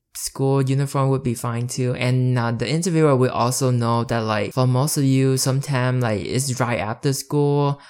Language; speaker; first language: English; early bilingual, other home language; Vietnamese